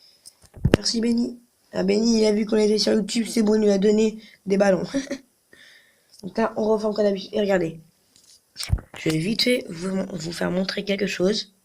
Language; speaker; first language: French; native; French